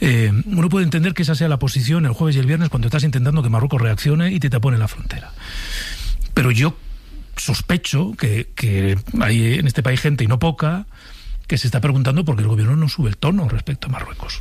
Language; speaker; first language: Spanish; native; Spanish